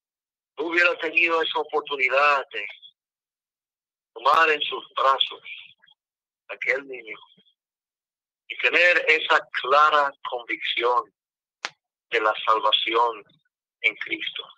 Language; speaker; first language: Spanish; non-native, fluent; English